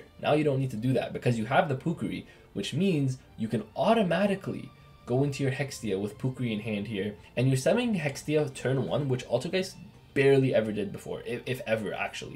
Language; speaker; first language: English; native; English